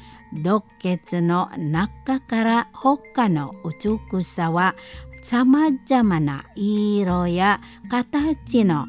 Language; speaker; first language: Japanese; non-native, learner; Indonesian